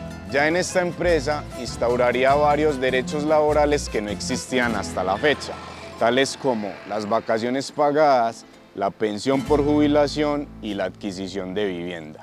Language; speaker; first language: Spanish; native; Spanish